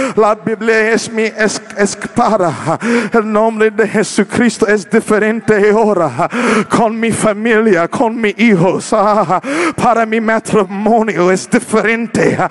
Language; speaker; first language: Spanish; non-native, learner; English